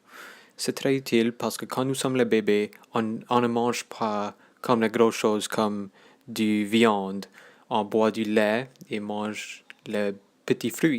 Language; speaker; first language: French; non-native, local second language; English